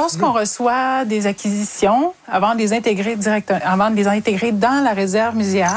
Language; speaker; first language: French; native; French